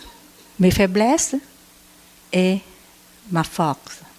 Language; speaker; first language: French; non-native, learner; Vietnamese